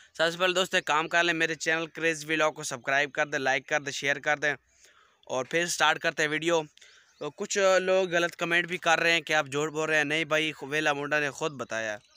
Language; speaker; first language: Urdu; non-native, local second language; Punjabi